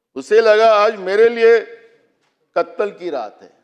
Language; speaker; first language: Hindi; non-native, local second language; Marathi